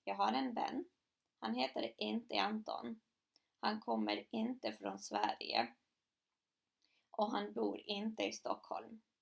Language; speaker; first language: Swedish; non-native, fluent; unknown